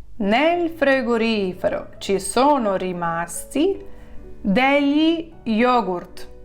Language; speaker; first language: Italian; non-native, fluent; Ukrainian